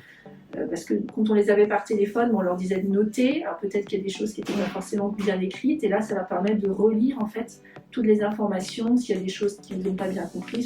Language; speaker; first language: French; native; French